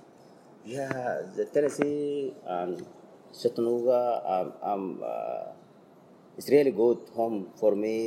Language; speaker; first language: English; non-native, learner; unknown